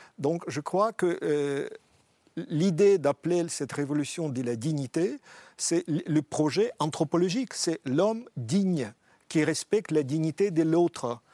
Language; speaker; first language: French; non-native, fluent; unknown